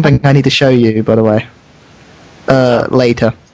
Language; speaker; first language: English; native; English